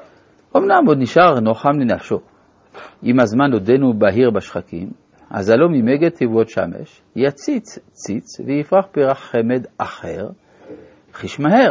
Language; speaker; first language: Hebrew; native; Hebrew